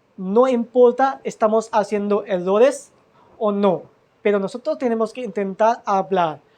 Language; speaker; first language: Spanish; non-native, fluent; Hindi